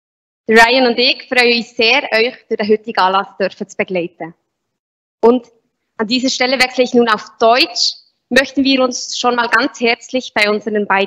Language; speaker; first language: German; native; German